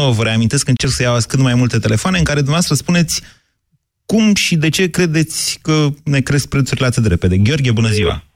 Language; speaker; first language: Romanian; native; Romanian